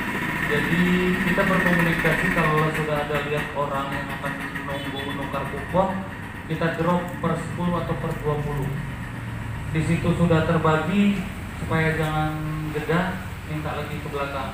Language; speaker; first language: Indonesian; native; Indonesian